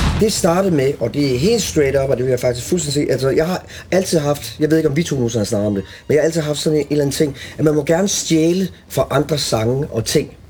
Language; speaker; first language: Danish; early bilingual, other home language; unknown